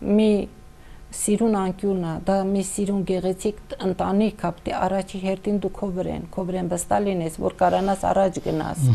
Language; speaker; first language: Armenian; non-native, local second language; Kurdish